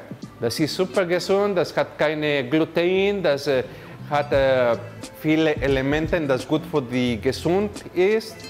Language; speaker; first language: German; non-native, fluent; Spanish